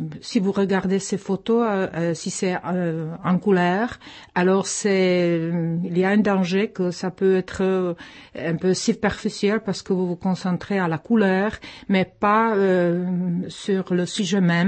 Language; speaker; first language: French; non-native, fluent; Czech